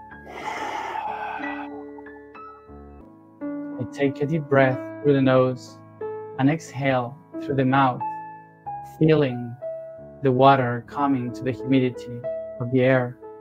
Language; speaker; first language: English; non-native, fluent; Spanish